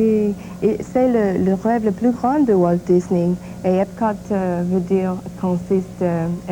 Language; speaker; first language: French; non-native, learner; English